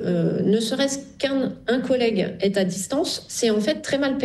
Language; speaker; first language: French; native; French